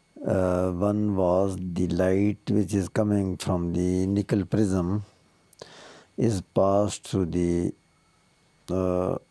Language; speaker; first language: English; non-native, local second language; Urdu